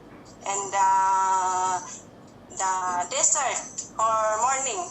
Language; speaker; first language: English; non-native, learner; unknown